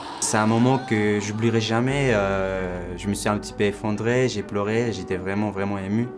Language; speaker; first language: French; non-native, fluent; Georgian